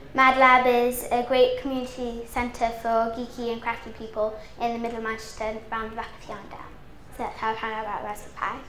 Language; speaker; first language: English; native; English